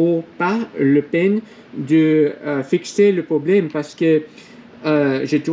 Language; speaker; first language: French; non-native, learner; English